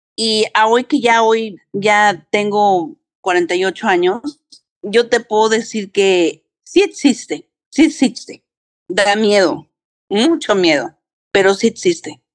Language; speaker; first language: Spanish; early bilingual, heritage; Spanish